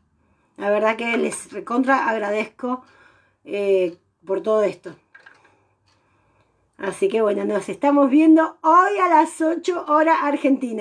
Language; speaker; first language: Spanish; native; Spanish